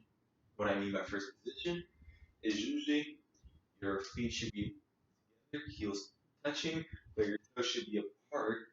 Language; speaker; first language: English; native; English